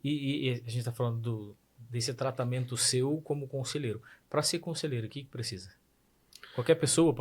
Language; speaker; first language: Portuguese; native; Portuguese